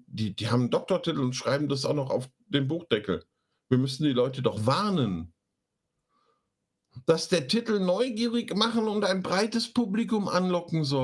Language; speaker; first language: German; native; German